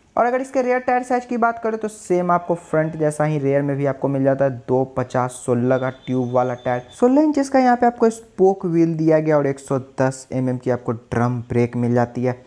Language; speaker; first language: Hindi; native; Hindi